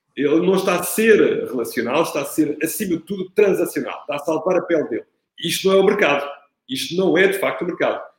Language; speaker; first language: Portuguese; non-native, fluent; Italian